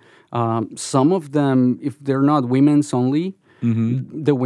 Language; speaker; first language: English; non-native, fluent; Spanish